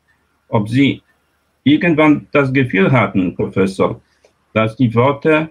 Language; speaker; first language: German; non-native, learner; Polish